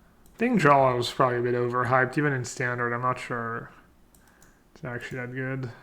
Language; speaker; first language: English; non-native, fluent; French